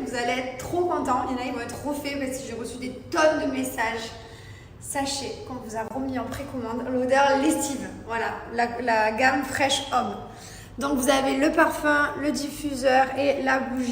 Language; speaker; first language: French; native; French